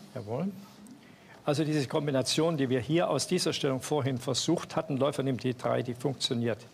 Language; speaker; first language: German; native; German